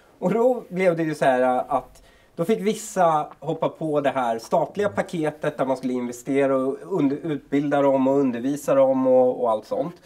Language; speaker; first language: Swedish; early bilingual, other home language; Persian